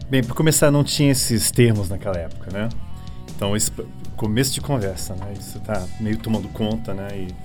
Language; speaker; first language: Portuguese; early bilingual, other home language; English